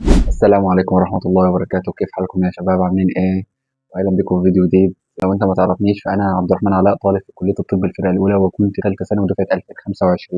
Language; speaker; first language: Arabic; native; Arabic